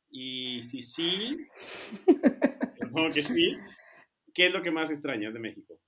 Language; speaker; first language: Spanish; native; Spanish